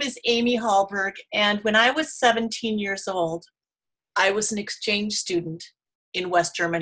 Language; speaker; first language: English; native; English